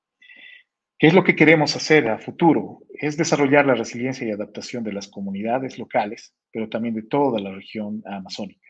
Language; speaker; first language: Spanish; native; Spanish